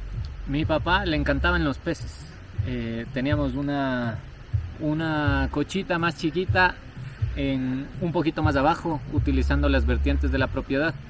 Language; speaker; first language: Spanish; native; Spanish